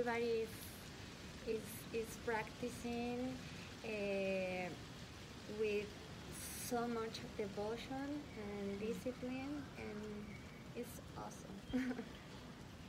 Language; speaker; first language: English; non-native, learner; Spanish